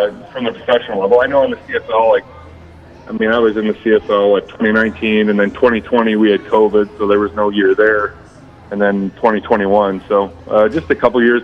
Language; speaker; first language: English; native; English